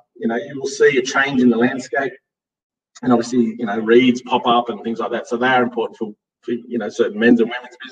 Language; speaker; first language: English; native; English